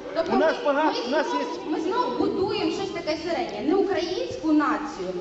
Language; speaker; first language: Ukrainian; non-native, local second language; Russian